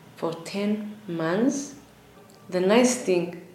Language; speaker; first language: English; non-native, learner; Tigrinya